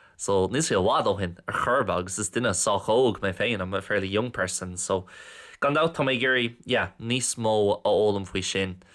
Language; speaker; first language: Irish; non-native, local second language; English